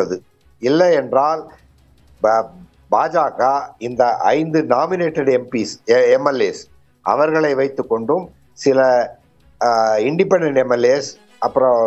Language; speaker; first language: Tamil; native; Tamil